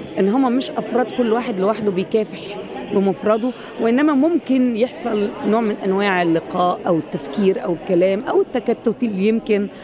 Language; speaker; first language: Arabic; native; Arabic